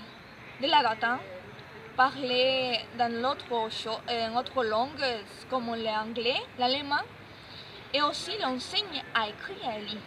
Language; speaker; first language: French; non-native, learner; Spanish